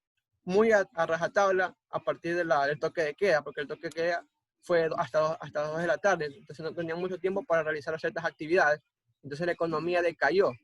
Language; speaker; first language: Spanish; native; Spanish